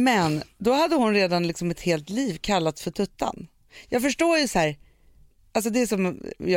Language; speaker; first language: Swedish; native; Swedish